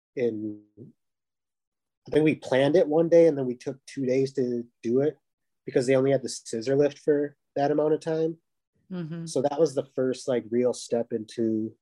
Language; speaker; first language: English; native; English